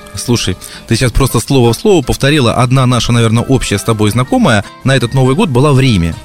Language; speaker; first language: Russian; native; Russian